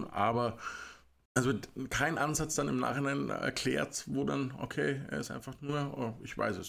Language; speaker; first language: German; native; German